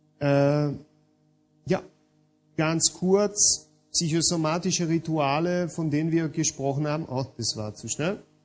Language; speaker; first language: German; non-native, fluent; Hungarian